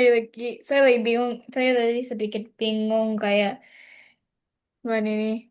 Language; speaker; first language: Indonesian; non-native, learner; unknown